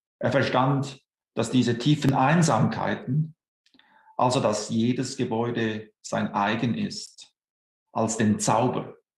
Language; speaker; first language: German; native; German